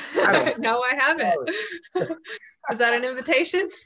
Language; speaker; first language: English; native; English